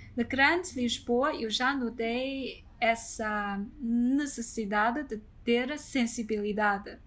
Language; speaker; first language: Portuguese; non-native, fluent; Chinese